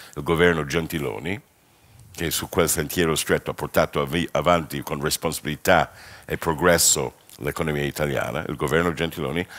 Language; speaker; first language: Italian; non-native, fluent; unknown